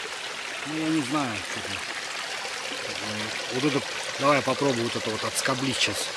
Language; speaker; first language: Russian; native; Russian